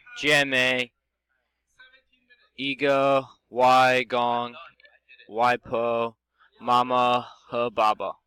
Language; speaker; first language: Chinese; non-native, learner; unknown